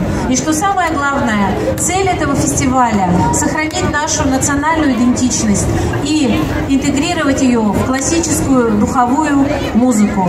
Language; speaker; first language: Russian; native; Russian